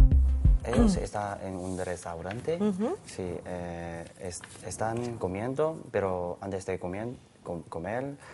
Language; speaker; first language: Spanish; non-native, learner; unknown